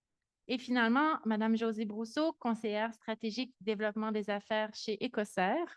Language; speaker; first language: French; native; French